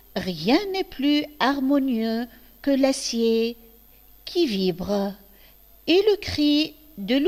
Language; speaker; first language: French; non-native, local second language; Arabic